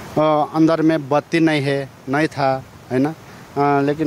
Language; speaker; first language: Hindi; non-native, learner; Nepali